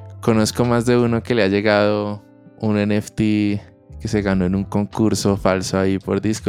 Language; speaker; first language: Spanish; native; Spanish